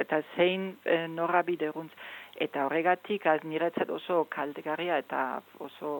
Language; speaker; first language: Basque; non-native, fluent; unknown